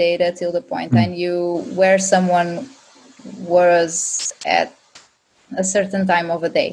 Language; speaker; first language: English; non-native, fluent; Portuguese